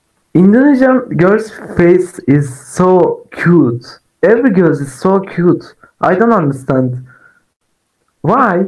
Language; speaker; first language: English; non-native, learner; Turkish